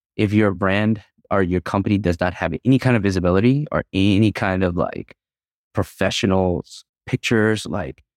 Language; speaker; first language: English; native; English